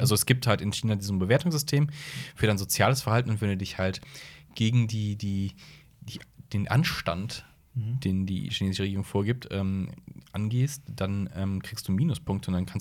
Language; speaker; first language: German; native; German